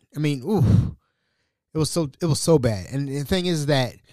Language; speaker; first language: English; native; English